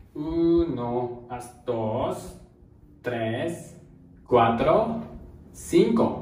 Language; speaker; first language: Spanish; non-native, learner; Japanese